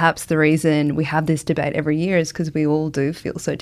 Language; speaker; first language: English; native; English